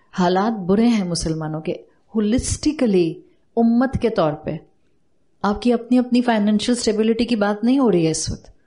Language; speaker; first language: Urdu; native; Urdu